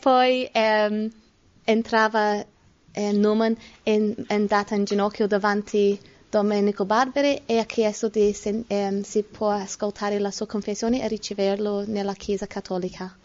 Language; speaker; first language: Italian; non-native, learner; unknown